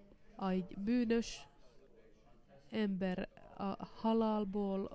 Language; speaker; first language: Hungarian; non-native, fluent; Finnish